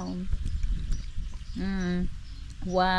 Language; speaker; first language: English; non-native, local second language; Khmer